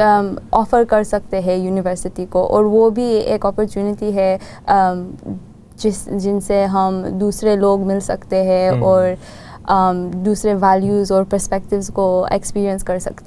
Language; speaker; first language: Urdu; non-native, learner; Gujarati